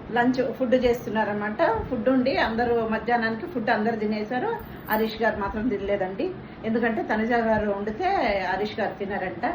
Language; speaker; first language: Telugu; non-native, local second language; Tamil